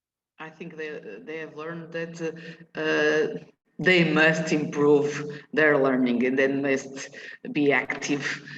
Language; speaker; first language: English; non-native, learner; Portuguese